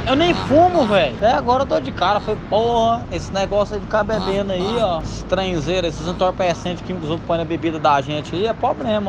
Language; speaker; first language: Portuguese; native; Portuguese